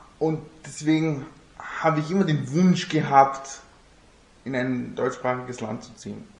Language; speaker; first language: German; non-native, fluent; Italian